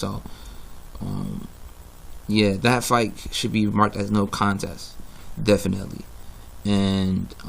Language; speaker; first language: English; native; English